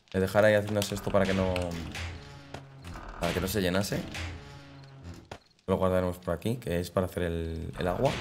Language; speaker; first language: Spanish; native; Spanish